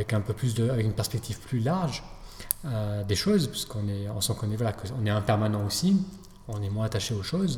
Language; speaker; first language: French; native; French